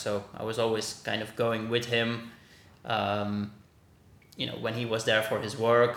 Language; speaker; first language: English; non-native, fluent; Dutch